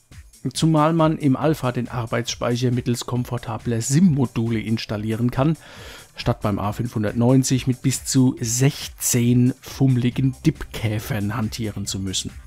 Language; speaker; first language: German; native; German